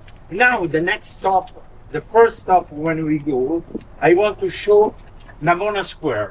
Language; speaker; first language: English; non-native, learner; Italian